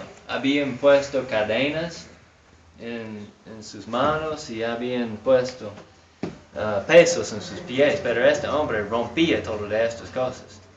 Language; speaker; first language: Spanish; non-native, fluent; English